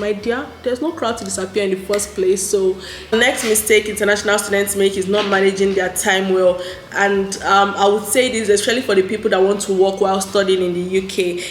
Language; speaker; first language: English; non-native, local second language; Yoruba